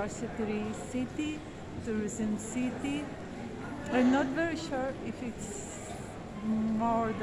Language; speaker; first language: English; non-native, learner; Spanish